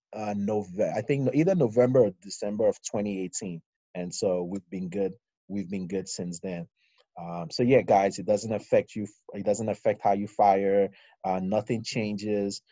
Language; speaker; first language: English; non-native, local second language; Yoruba